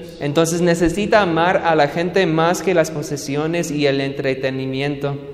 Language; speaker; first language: Spanish; non-native, fluent; English